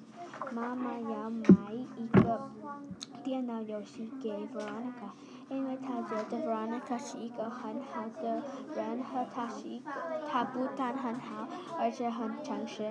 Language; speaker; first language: Chinese; non-native, learner; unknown